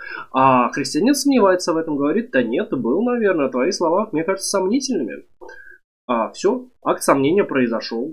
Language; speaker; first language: Russian; native; Russian